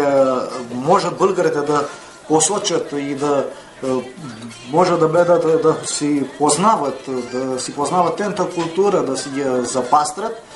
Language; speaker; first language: Bulgarian; early bilingual, heritage; Bulgarian